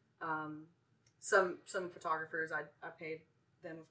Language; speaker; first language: English; native; English